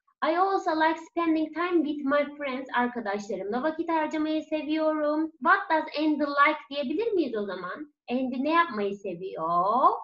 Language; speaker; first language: English; non-native, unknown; Turkish